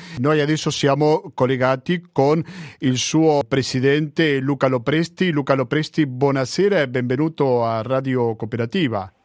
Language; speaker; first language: Italian; native; Italian